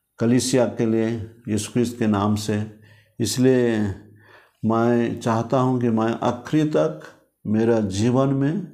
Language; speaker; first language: Hindi; non-native, local second language; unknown